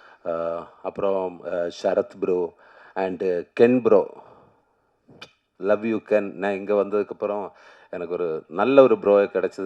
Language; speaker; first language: Tamil; non-native, learner; Malayalam